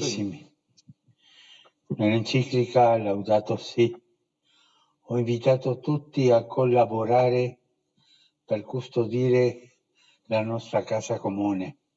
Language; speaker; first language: Italian; non-native, fluent; Spanish